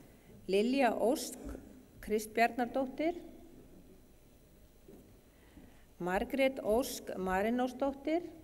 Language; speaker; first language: Icelandic; native; Icelandic